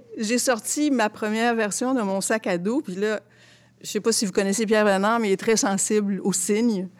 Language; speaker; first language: French; early bilingual, other home language; Arabic